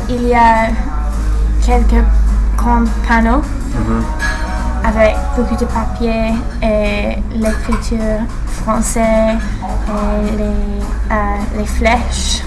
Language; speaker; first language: French; non-native, learner; English